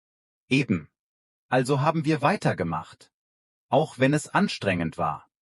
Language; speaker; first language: German; non-native, fluent; Vietnamese